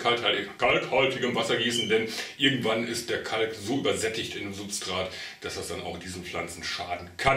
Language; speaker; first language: German; native; German